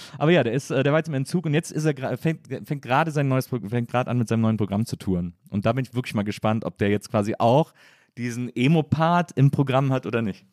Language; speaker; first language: German; native; German